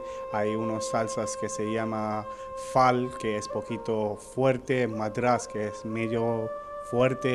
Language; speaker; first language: Spanish; non-native, learner; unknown